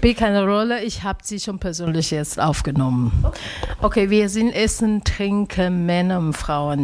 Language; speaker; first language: German; non-native, learner; Chinese